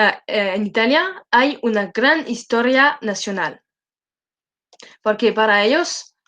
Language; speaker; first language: Spanish; non-native, learner; French